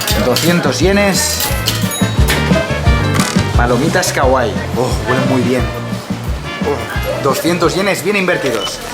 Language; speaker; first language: Spanish; native; Spanish